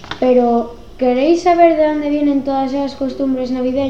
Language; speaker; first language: Spanish; native; Spanish